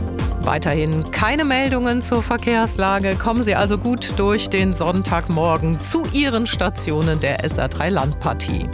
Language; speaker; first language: German; native; German